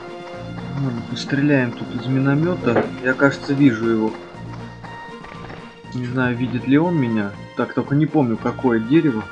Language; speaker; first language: Russian; native; Russian